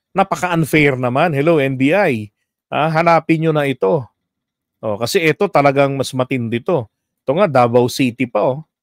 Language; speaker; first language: Filipino; native; Filipino